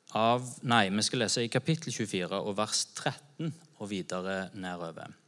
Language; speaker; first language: Norwegian; native; Norwegian